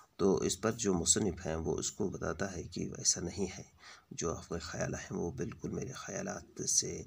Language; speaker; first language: Hindi; native; Hindi